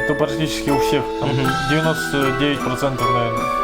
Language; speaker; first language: Russian; native; Russian